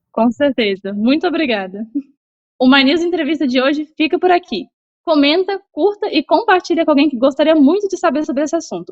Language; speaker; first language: Portuguese; native; Portuguese